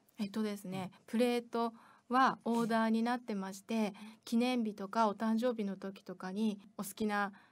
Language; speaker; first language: Japanese; native; Japanese